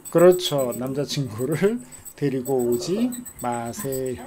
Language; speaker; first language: Korean; native; Korean